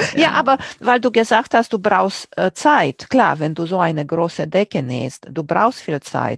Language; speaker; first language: German; non-native, fluent; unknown